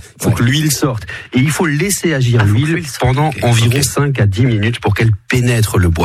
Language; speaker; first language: French; native; French